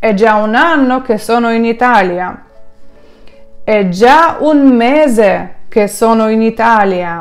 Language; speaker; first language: Italian; non-native, fluent; Ukrainian